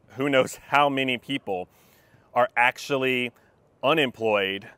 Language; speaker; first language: English; native; English